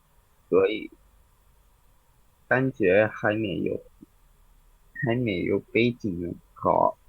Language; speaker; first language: Chinese; non-native, learner; Indonesian